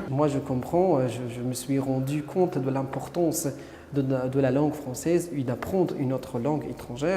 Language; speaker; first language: French; non-native, fluent; Arabic